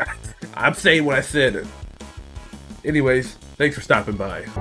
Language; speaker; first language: English; native; English